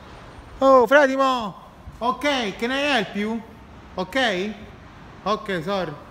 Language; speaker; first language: English; non-native, learner; Italian